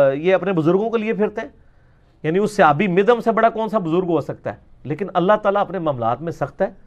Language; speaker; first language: Urdu; non-native, local second language; Punjabi